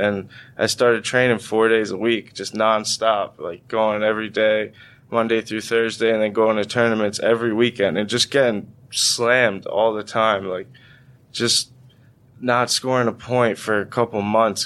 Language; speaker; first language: English; native; English